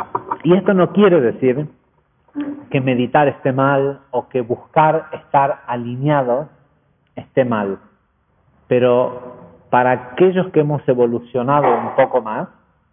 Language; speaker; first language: Spanish; native; Spanish